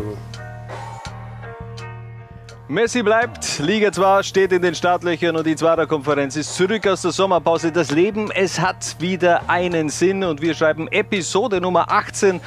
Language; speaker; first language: German; native; German